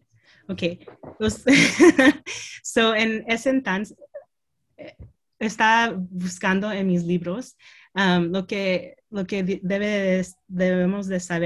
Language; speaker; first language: Spanish; early bilingual, heritage; Spanish